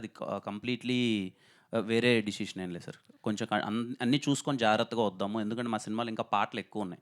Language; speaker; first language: Telugu; native; Telugu